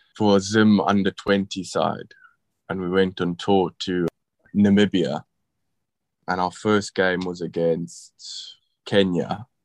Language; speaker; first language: English; native; English